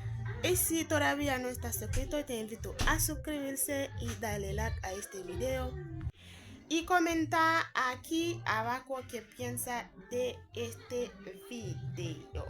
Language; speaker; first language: Spanish; non-native, fluent; Haitian Creole